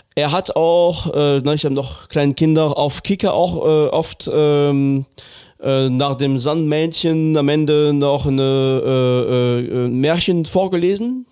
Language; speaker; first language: German; non-native, fluent; French